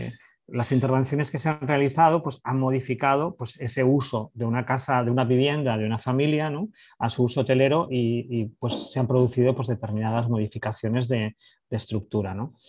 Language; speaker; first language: Spanish; native; Spanish